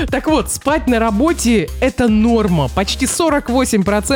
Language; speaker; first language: Russian; native; Russian